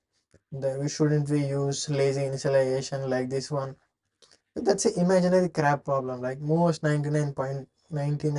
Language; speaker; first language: English; non-native, fluent; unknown